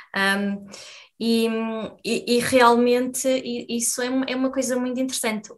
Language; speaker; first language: Portuguese; native; Portuguese